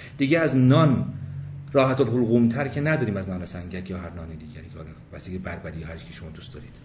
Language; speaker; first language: Persian; early bilingual, other home language; English